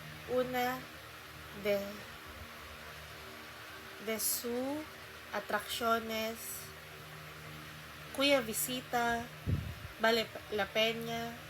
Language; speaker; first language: Spanish; non-native, learner; Filipino